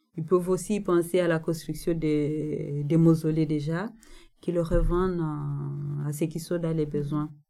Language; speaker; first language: French; non-native, local second language; Nande